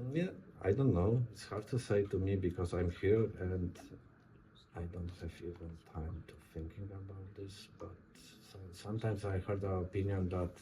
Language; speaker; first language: English; non-native, learner; Polish